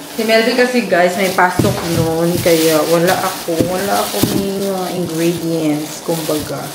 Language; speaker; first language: Filipino; non-native, local second language; Cebuano